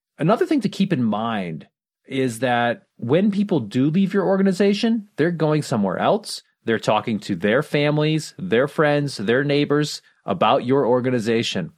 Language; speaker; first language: English; native; English